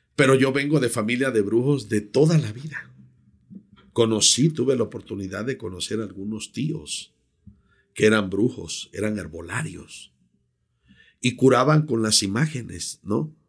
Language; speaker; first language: Spanish; native; Spanish